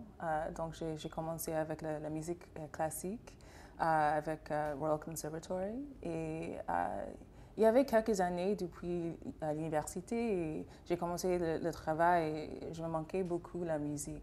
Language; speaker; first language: French; non-native, fluent; English